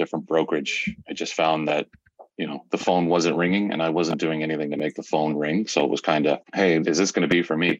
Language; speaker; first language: English; native; English